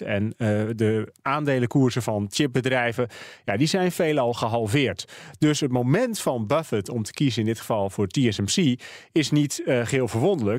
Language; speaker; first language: Dutch; native; Dutch